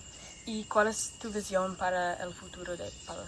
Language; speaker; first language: Spanish; non-native, learner; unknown